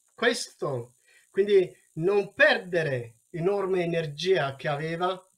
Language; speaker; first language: Italian; non-native, learner; Wolaytta